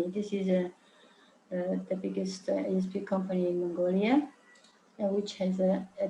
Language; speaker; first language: English; non-native, learner; Mongolian